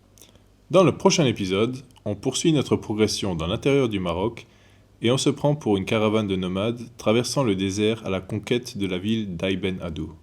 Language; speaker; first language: French; native; French